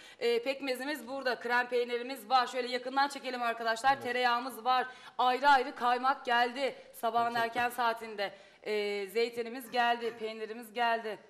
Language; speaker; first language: Turkish; native; Turkish